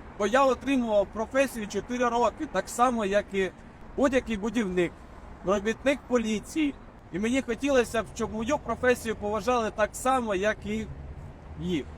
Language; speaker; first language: Ukrainian; non-native, local second language; Russian